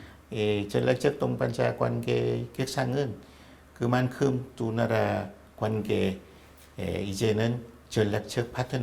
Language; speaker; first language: Korean; non-native, fluent; Vietnamese